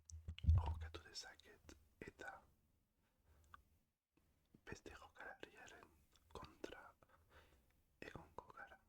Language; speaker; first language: Basque; non-native, learner; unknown